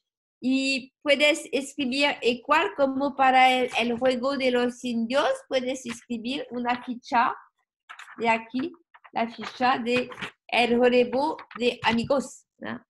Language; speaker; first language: Spanish; non-native, learner; French